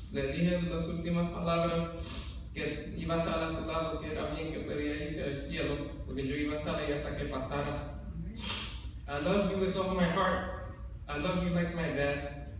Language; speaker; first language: Spanish; early bilingual, other home language; English